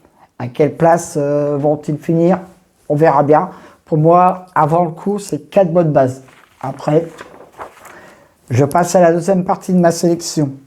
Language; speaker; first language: French; native; French